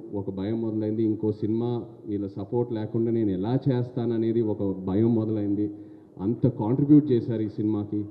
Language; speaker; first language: Telugu; native; Telugu